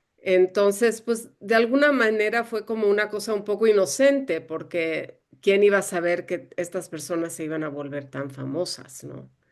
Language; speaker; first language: Spanish; early bilingual, other home language; English